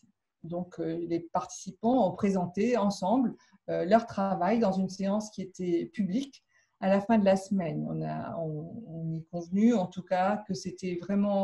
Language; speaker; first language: French; native; French